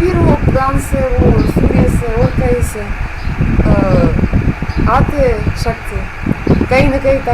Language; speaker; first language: Hindi; non-native, fluent; Russian